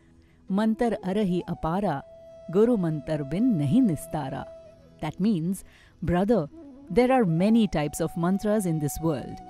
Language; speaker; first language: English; non-native, local second language; Hindi